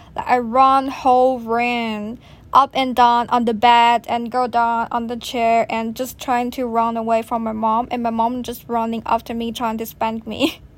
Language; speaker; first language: English; non-native, fluent; Chinese